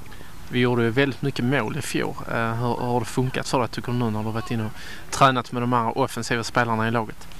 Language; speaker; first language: Swedish; native; Swedish